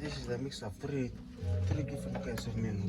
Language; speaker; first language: English; non-native, local second language; Fijian